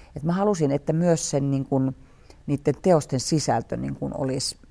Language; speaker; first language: Finnish; native; Finnish